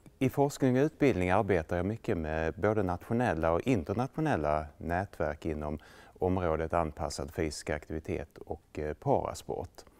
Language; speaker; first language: Swedish; native; Swedish